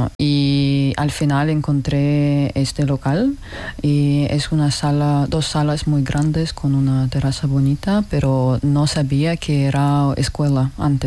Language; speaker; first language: Spanish; non-native, learner; Russian